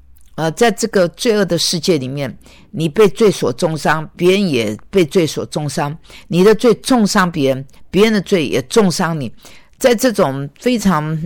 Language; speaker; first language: Chinese; native; Chinese